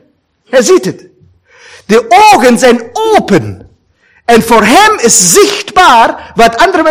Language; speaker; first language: Dutch; non-native, fluent; German